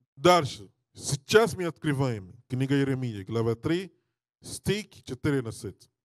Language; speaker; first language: Russian; non-native, learner; English